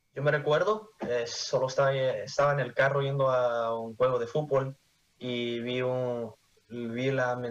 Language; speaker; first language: Spanish; early bilingual, heritage; Spanish